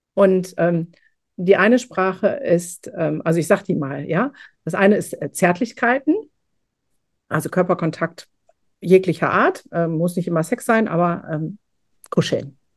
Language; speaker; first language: German; native; German